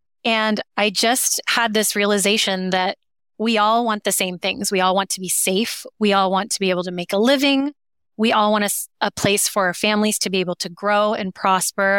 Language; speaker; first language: English; native; English